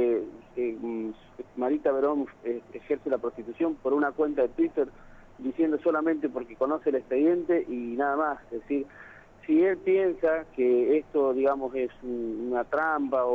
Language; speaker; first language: Spanish; native; Spanish